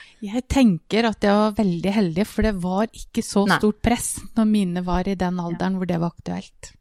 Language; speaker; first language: Norwegian; native; Norwegian